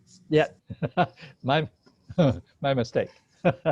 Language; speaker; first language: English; non-native, fluent; Chinese